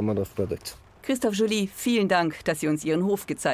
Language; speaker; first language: German; native; German